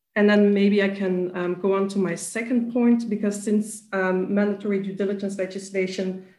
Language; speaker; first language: English; non-native, fluent; Dutch